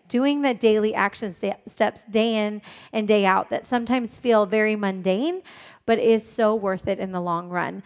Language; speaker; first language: English; native; English